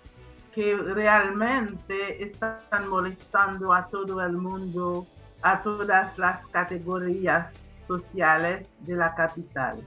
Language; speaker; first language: Spanish; non-native, fluent; Haitian Creole